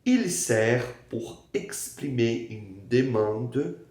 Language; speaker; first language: French; non-native, fluent; Portuguese